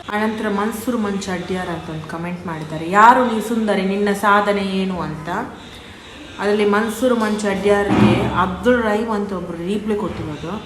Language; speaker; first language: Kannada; non-native, local second language; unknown